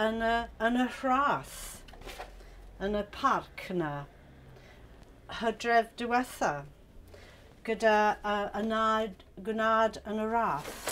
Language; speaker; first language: Welsh; non-native, learner; English